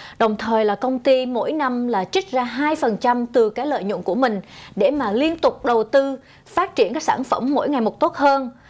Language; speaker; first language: Vietnamese; native; Vietnamese